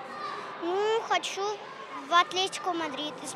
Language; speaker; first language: Russian; non-native, local second language; Tajik